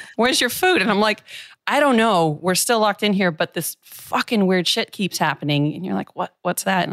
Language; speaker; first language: English; native; English